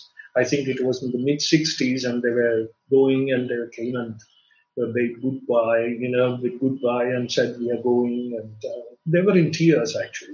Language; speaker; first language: English; non-native, local second language; Malayalam